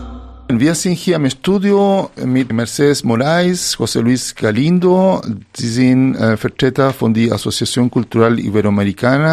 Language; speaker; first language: German; non-native, fluent; Spanish